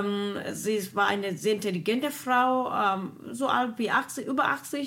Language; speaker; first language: German; non-native, fluent; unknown